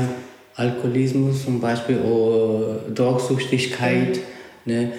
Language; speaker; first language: German; non-native, fluent; Spanish